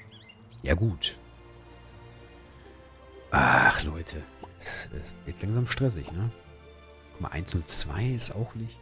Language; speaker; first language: German; native; German